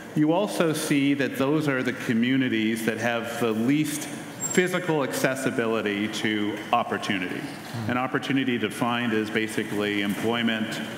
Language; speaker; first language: English; native; English